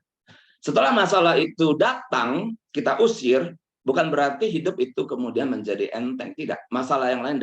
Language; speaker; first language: Indonesian; native; Indonesian